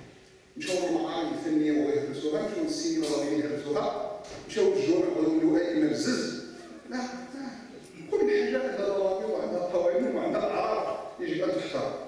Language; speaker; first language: Arabic; native; Arabic